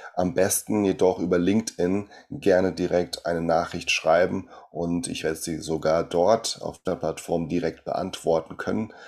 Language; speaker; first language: German; early bilingual, other home language; Portuguese